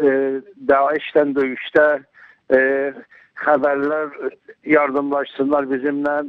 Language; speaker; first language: Turkish; non-native, learner; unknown